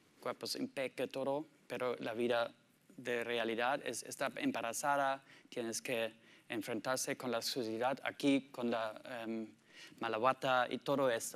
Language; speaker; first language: Spanish; non-native, learner; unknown